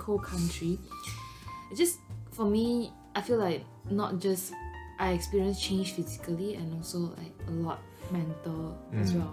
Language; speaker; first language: English; non-native, local second language; Chinese